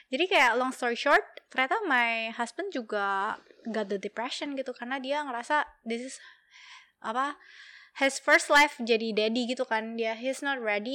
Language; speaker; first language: English; non-native, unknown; Indonesian